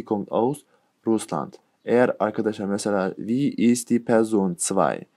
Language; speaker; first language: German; non-native, fluent; Turkish